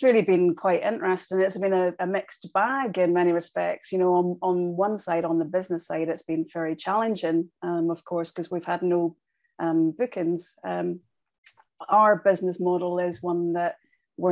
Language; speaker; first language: English; native; English